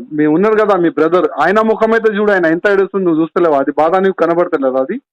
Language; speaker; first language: Telugu; non-native, local second language; Hindi